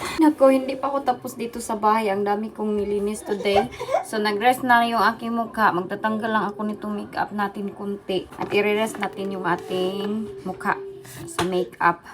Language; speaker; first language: Filipino; non-native, local second language; Cebuano